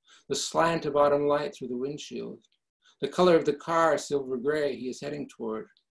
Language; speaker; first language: English; early bilingual, other home language; Italian